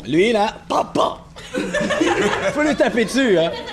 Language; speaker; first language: French; native; French